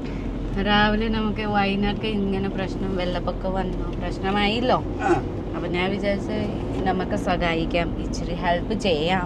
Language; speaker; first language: Malayalam; non-native, local second language; Nepali